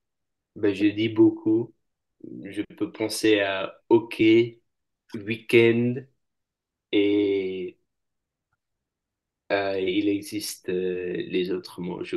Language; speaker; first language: French; non-native, fluent; English